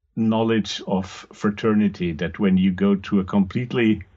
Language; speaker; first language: English; non-native, fluent; German